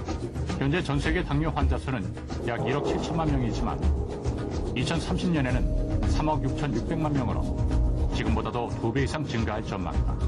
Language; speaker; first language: Korean; native; Korean